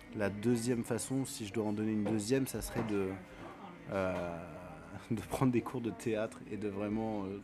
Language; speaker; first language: French; native; French